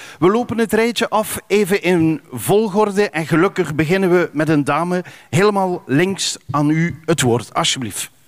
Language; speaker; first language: Dutch; native; Dutch